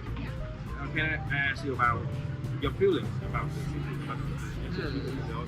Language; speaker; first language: English; non-native, fluent; Vietnamese